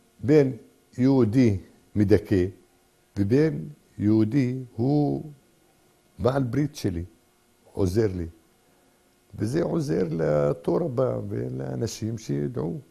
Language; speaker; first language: Hebrew; non-native, local second language; Arabic